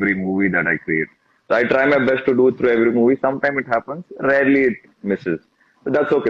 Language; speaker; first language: English; non-native, local second language; Tamil